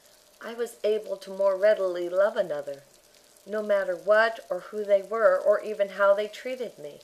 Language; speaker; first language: English; native; English